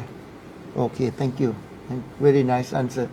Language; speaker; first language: English; non-native, learner; Thai